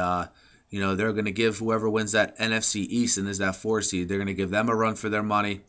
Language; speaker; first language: English; native; English